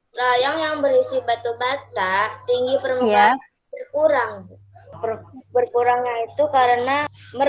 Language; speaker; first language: Indonesian; native; Indonesian